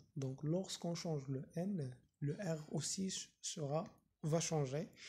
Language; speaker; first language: French; non-native, local second language; Arabic